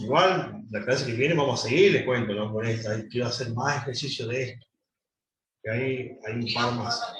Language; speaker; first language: Spanish; native; Spanish